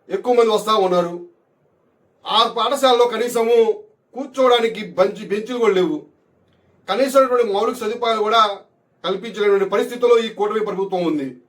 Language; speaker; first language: Telugu; native; Telugu